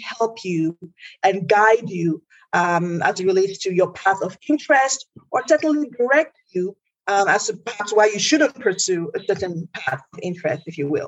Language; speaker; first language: English; non-native, local second language; Yoruba